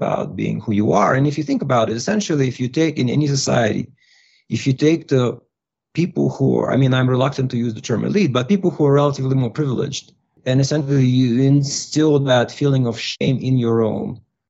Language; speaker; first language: English; non-native, fluent; Russian